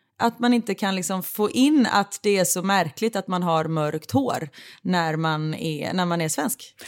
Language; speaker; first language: Swedish; native; Swedish